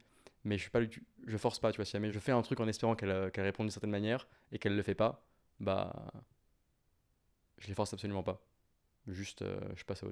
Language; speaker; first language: French; native; French